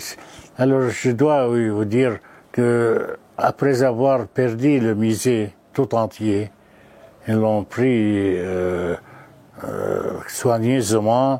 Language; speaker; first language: French; non-native, fluent; Arabic